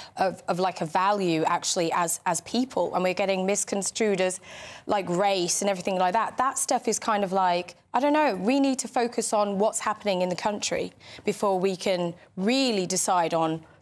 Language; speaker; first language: English; native; English